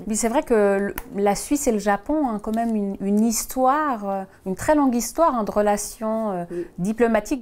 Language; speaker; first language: French; native; French